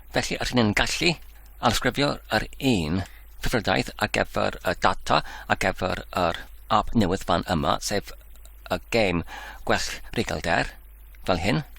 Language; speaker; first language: Welsh; non-native, learner; Dutch